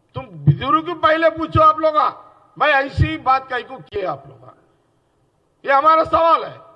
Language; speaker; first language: Hindi; non-native, local second language; Telugu